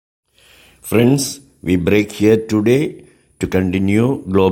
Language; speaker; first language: English; non-native, local second language; Malayalam